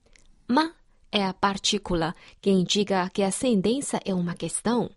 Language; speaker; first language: Portuguese; non-native, fluent; Chinese